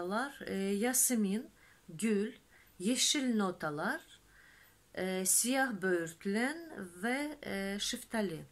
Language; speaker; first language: Turkish; non-native, fluent; Russian